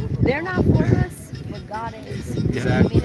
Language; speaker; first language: English; native; English